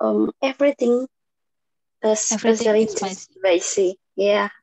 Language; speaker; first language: English; non-native, learner; Indonesian